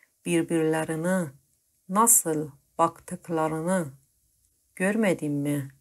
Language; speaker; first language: Turkish; non-native, fluent; Persian